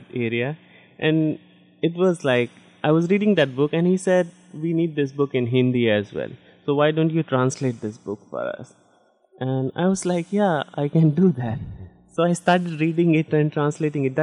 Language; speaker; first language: English; non-native, local second language; Hindi